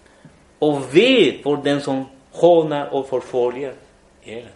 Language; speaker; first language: Swedish; non-native, fluent; Spanish